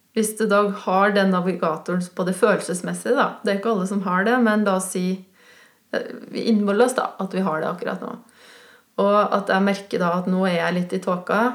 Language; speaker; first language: Norwegian; non-native, fluent; Swiss German